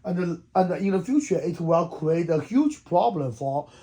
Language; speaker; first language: English; non-native, learner; Chinese